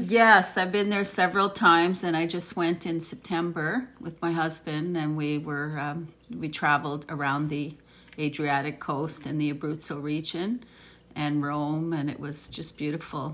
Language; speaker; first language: English; early bilingual, other home language; Italian